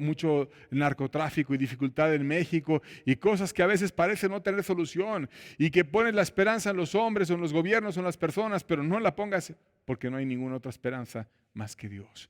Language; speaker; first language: Spanish; native; Spanish